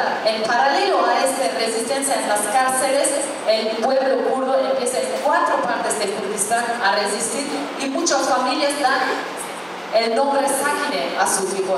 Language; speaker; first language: Spanish; non-native, fluent; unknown